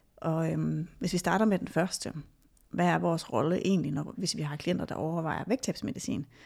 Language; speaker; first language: Danish; native; Danish